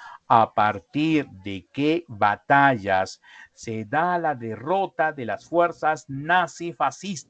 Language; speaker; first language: Spanish; native; Spanish